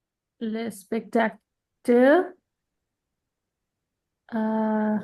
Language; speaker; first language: French; non-native, learner; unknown